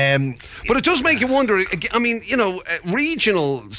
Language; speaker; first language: English; native; English